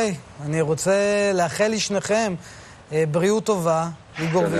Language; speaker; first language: Hebrew; native; Hebrew